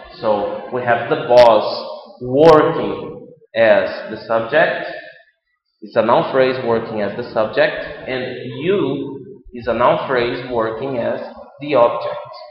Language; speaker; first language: English; non-native, fluent; Portuguese